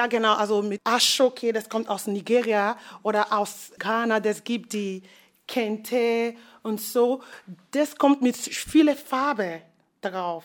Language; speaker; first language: German; non-native, learner; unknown